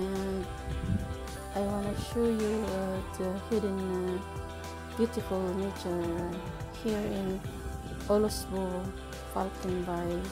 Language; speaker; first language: English; non-native, learner; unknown